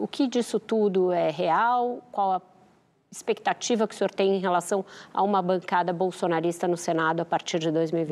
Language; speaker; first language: Portuguese; native; Portuguese